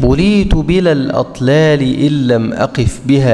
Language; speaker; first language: Arabic; native; Arabic